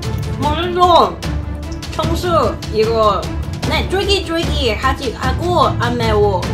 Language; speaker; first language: Korean; non-native, learner; Cantonese